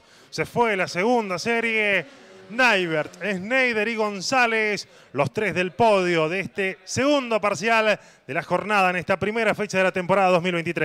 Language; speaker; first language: Spanish; native; Spanish